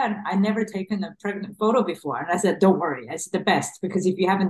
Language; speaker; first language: English; non-native, fluent; Chinese